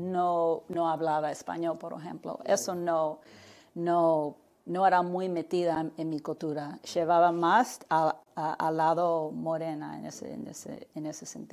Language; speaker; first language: Spanish; early bilingual, heritage; Spanish